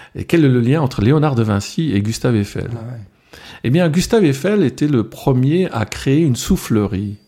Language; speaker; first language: French; non-native, local second language; Swiss German